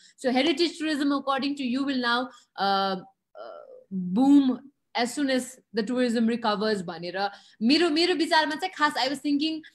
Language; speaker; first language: English; non-native, local second language; Nepali